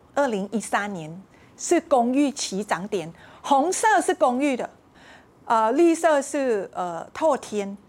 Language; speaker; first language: Chinese; non-native, fluent; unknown